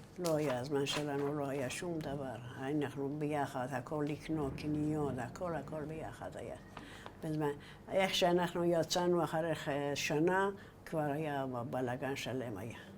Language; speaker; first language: Hebrew; non-native, learner; Persian